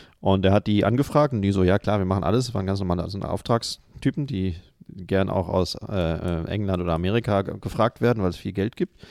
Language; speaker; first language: German; native; German